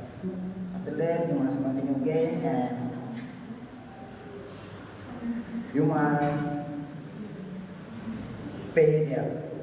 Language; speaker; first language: English; non-native, learner; Indonesian